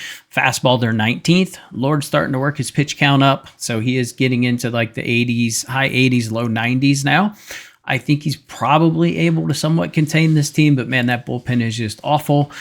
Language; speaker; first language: English; native; English